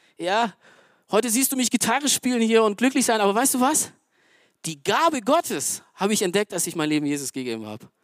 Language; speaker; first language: German; early bilingual, other home language; Romanian